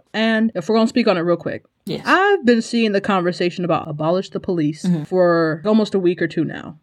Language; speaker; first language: English; native; English